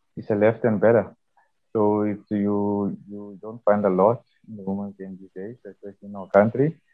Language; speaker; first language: English; non-native, local second language; Afrikaans